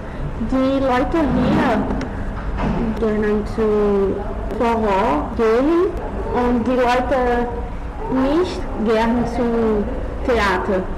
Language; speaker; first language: German; non-native, learner; Portuguese